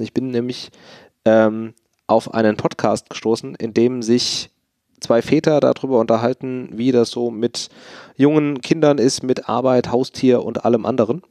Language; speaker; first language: German; native; German